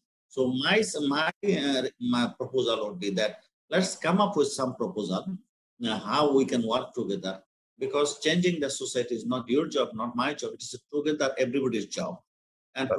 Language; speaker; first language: English; non-native, local second language; Bangla